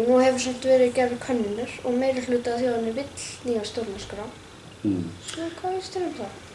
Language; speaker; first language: Icelandic; native; Icelandic